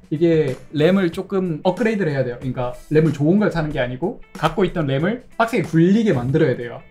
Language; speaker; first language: Korean; native; Korean